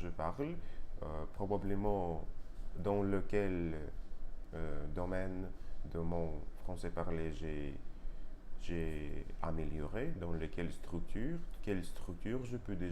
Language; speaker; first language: French; non-native, learner; Russian